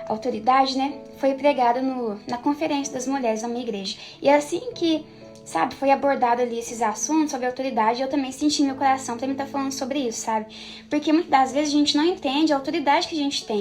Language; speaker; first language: Portuguese; native; Portuguese